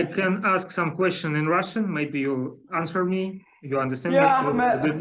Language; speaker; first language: English; non-native, learner; Russian